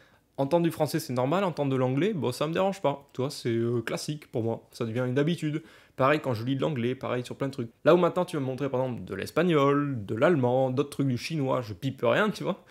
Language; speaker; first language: French; native; French